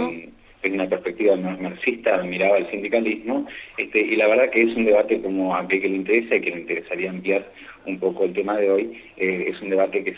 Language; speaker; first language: Spanish; native; Spanish